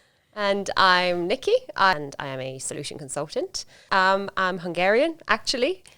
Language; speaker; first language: English; non-native, fluent; Hungarian